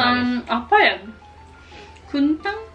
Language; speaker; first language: Indonesian; non-native, learner; Japanese